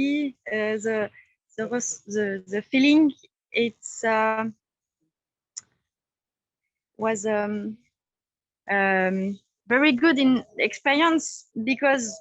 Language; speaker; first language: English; non-native, learner; French